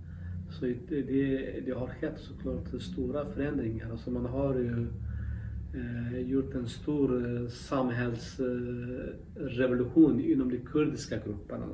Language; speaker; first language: Swedish; non-native, local second language; Kurdish